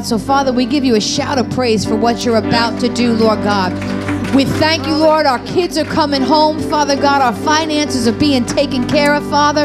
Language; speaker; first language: English; native; English